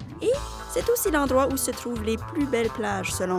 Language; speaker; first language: French; native; French